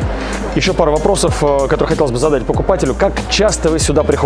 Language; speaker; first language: Russian; native; Russian